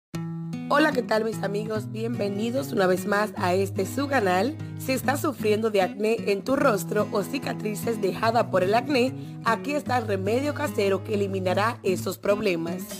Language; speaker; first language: Spanish; native; Spanish